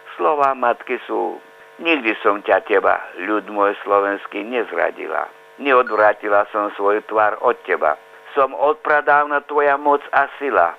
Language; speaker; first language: Slovak; native; Slovak